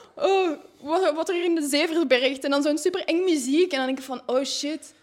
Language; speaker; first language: Dutch; non-native, local second language; French